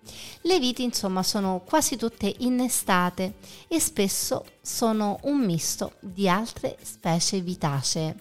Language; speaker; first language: Italian; native; Italian